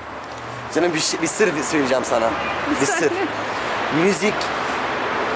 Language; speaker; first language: Turkish; non-native, fluent; Arabic